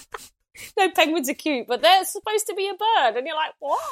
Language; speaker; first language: English; native; English